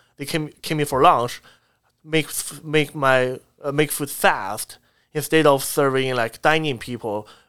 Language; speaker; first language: English; non-native, fluent; Chinese